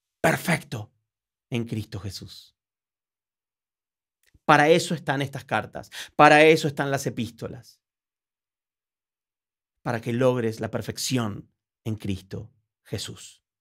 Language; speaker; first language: Spanish; native; Spanish